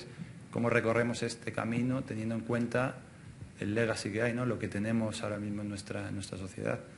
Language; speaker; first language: Spanish; native; Spanish